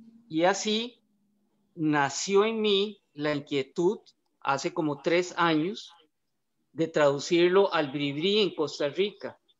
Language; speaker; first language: Spanish; native; Spanish